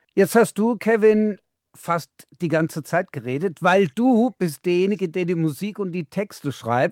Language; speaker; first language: German; native; German